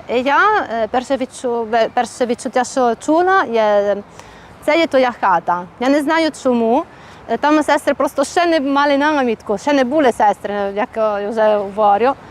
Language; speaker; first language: Ukrainian; non-native, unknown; Italian